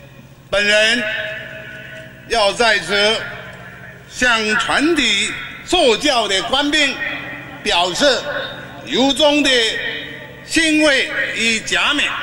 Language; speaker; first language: Chinese; non-native, local second language; Min Nan Chinese